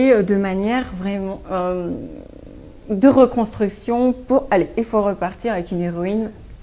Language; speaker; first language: French; native; French